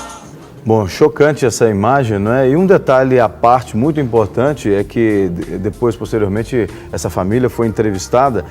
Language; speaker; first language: Portuguese; native; Portuguese